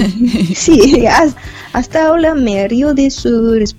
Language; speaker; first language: Spanish; non-native, fluent; Japanese